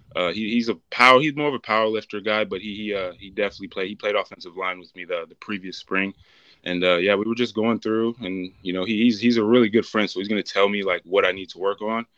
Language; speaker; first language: English; native; English